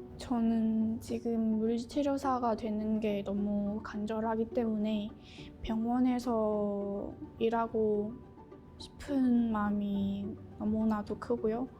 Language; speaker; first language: Korean; early bilingual, other home language; Lao